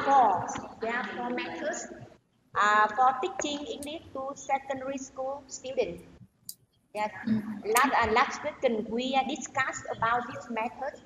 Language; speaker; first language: English; non-native, learner; Vietnamese